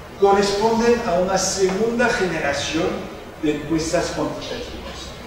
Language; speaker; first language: Spanish; non-native, fluent; French